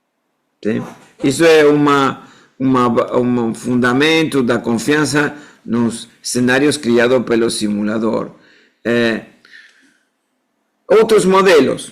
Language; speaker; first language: Portuguese; non-native, fluent; Spanish